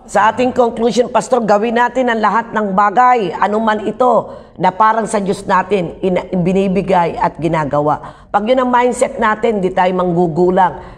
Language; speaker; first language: Filipino; native; Filipino